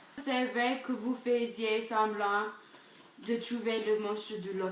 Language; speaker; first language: French; non-native, learner; English